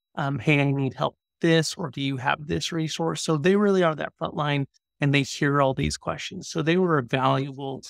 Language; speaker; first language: English; native; English